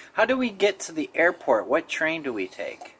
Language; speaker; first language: English; native; English